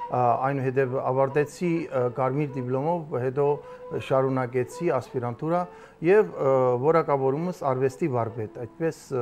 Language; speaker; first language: Armenian; early bilingual, heritage; Armenian